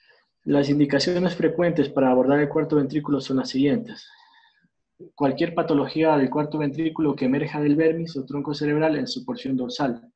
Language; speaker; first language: Spanish; native; Spanish